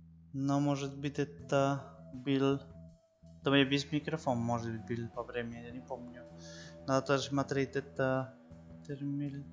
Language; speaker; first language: Russian; non-native, learner; Spanish